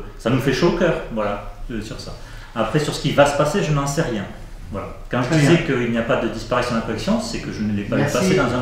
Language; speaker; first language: French; native; French